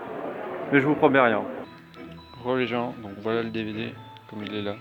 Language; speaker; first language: French; native; French